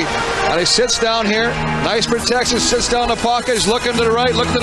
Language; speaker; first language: English; native; English